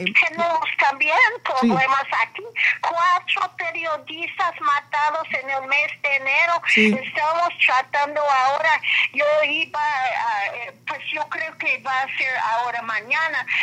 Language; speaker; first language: Spanish; non-native, fluent; English